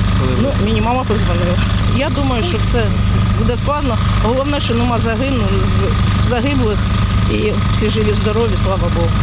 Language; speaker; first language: Ukrainian; non-native, local second language; Russian